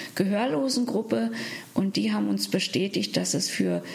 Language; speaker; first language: German; native; German